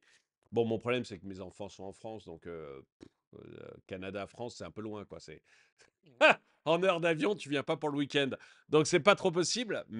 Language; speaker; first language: French; native; French